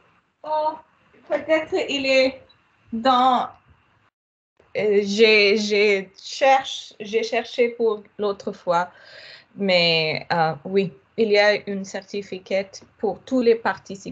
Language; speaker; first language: French; non-native, learner; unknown